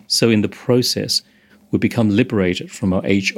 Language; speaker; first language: English; non-native, local second language; Cantonese